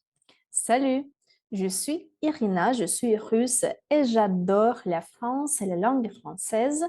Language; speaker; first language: French; non-native, fluent; Russian